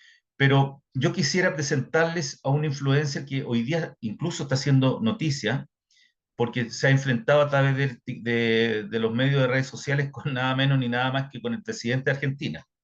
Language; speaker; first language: Spanish; native; Spanish